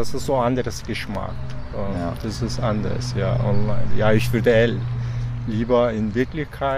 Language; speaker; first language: German; non-native, learner; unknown